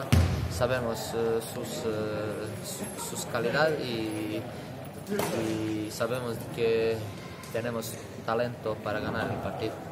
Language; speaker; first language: Spanish; non-native, fluent; Serbian